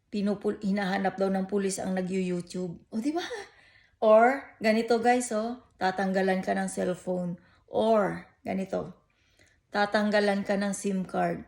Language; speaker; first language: Filipino; native; Filipino